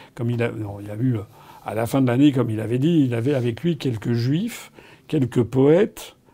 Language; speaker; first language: French; native; French